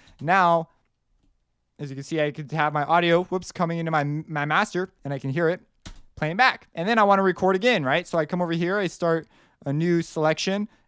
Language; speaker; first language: English; native; English